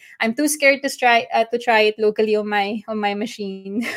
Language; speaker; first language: English; non-native, local second language; Filipino